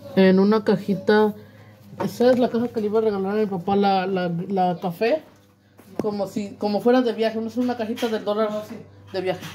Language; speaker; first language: Spanish; early bilingual, heritage; Spanish